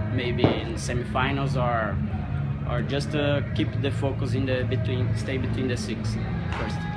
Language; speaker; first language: English; non-native, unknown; Portuguese